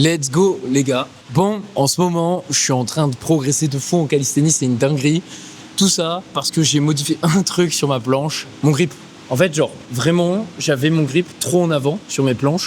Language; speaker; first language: French; native; French